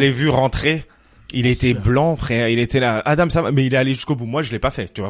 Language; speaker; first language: French; native; French